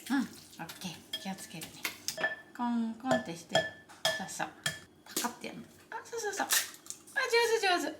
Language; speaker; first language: Japanese; native; Japanese